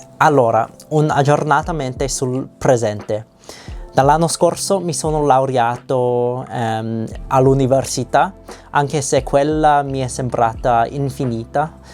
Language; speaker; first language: Italian; non-native, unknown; English